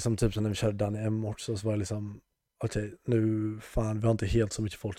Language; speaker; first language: Swedish; native; Swedish